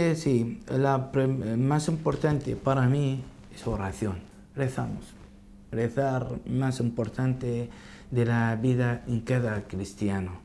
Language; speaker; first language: Spanish; non-native, learner; Arabic